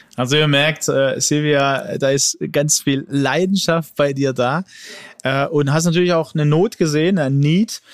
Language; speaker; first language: German; early bilingual, other home language; Greek